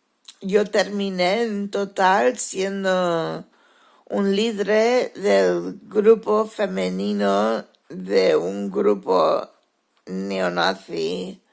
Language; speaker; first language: Spanish; early bilingual, heritage; Spanish